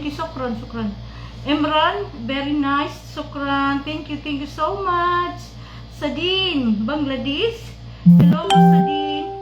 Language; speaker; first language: English; non-native, local second language; Filipino